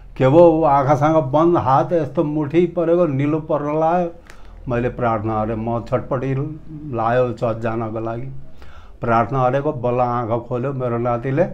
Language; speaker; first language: Nepali; native; Nepali